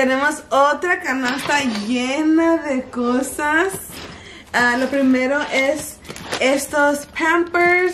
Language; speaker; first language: Spanish; early bilingual, heritage; Spanish